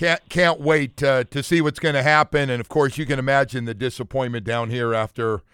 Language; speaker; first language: English; native; English